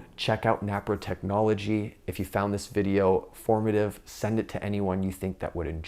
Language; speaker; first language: English; native; English